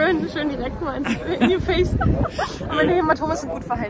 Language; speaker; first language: German; native; German